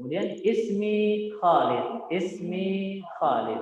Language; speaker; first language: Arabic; non-native, fluent; Indonesian